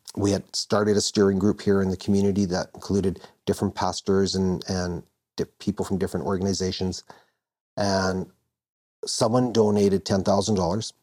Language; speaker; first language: English; native; English